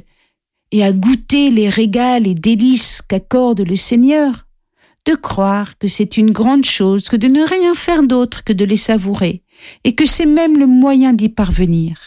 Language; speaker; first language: French; native; French